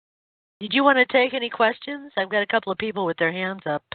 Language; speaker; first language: English; native; English